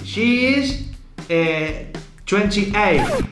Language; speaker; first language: English; non-native, learner; Spanish